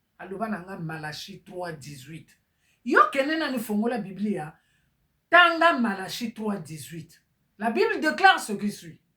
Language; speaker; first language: Lingala; native; Lingala